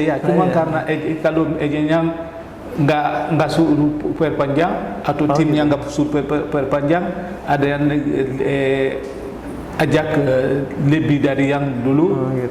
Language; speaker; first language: Indonesian; non-native, fluent; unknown